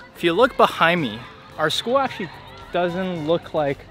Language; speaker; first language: English; native; English